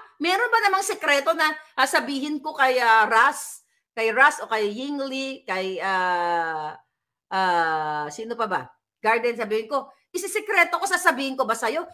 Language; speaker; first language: Filipino; native; Filipino